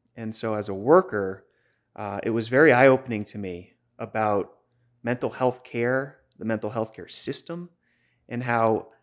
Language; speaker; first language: English; native; English